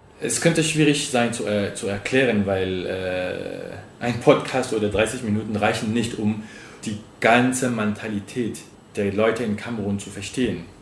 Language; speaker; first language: German; non-native, fluent; French